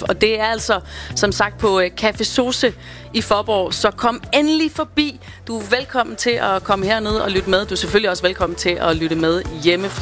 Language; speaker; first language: Danish; native; Danish